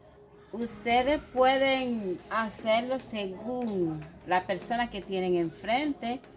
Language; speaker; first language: Spanish; non-native, fluent; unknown